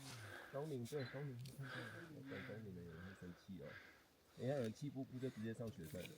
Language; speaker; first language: Chinese; native; Chinese